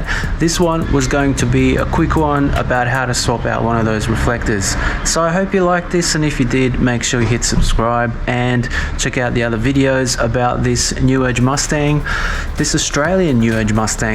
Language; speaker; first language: English; native; English